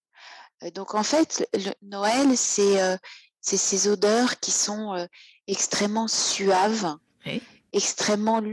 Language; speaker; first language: French; native; French